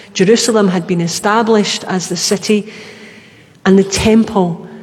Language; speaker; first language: English; native; English